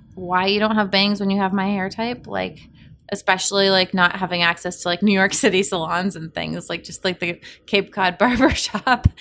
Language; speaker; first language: English; native; English